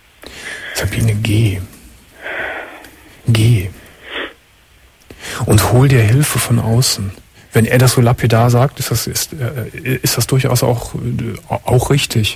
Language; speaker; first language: German; native; German